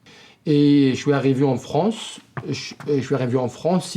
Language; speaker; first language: French; non-native, local second language; Arabic